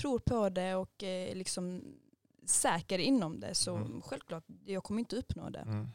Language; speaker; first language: Swedish; early bilingual, other home language; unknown